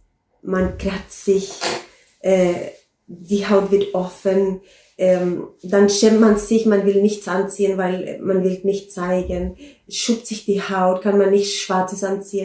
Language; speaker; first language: German; non-native, fluent; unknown